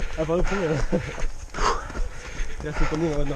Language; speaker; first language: French; native; French